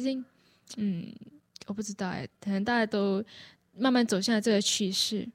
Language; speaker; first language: Chinese; native; Chinese